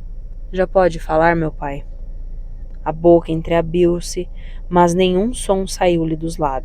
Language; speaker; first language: Portuguese; native; Portuguese